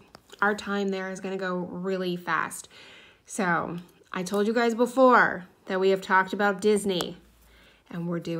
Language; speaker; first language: English; native; English